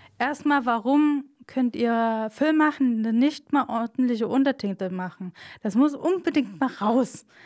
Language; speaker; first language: German; non-native, fluent; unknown